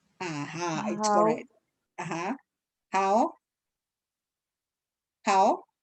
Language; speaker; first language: English; non-native, fluent; Spanish